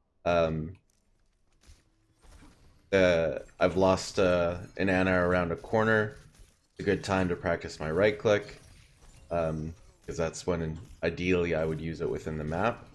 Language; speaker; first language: English; native; English